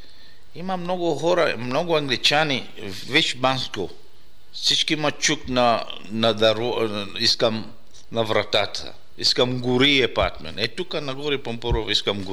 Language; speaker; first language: Bulgarian; non-native, learner; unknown